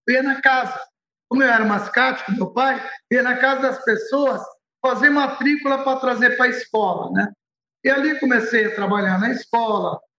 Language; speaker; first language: Portuguese; early bilingual, other home language; Arabic